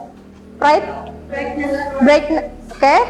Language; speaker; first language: English; non-native, learner; Indonesian